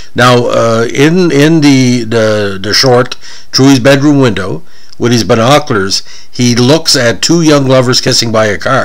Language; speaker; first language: English; native; English